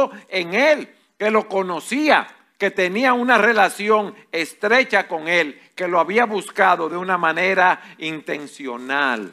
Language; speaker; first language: Spanish; native; Spanish